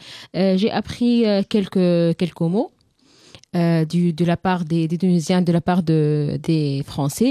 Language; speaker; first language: French; non-native, learner; Arabic